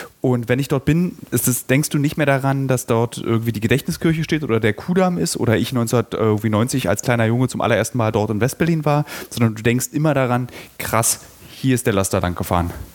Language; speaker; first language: German; native; German